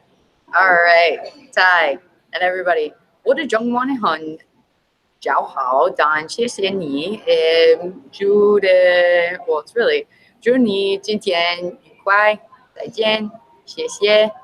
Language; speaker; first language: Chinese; non-native, learner; English